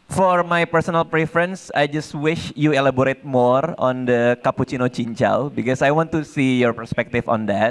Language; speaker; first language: English; non-native, fluent; Indonesian